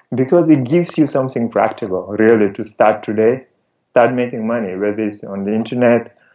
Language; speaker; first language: English; non-native, fluent; Wolof